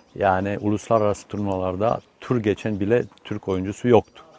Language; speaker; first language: Turkish; non-native, fluent; Romanian